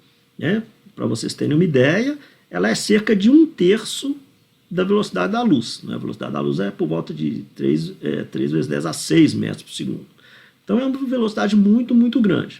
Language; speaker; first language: Portuguese; native; Portuguese